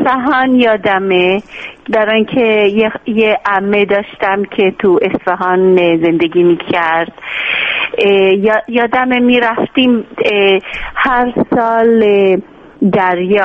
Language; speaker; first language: Persian; early bilingual, heritage; Persian